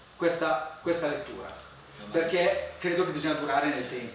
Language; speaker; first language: Italian; native; Italian